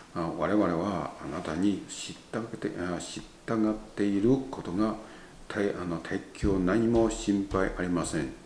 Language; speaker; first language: Japanese; non-native, learner; Chinese